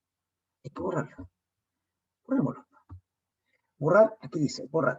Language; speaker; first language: Spanish; native; Spanish